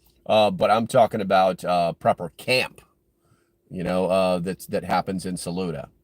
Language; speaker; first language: English; native; English